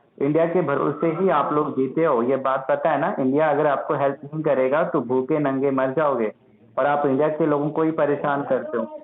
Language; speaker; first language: Hindi; native; Hindi